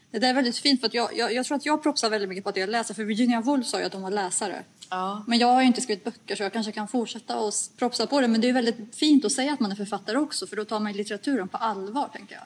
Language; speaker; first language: Swedish; early bilingual, other home language; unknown